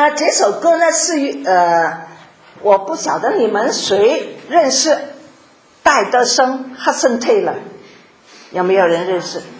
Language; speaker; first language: Chinese; non-native, local second language; Cantonese